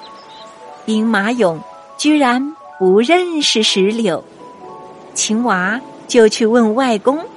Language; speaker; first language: Chinese; native; Chinese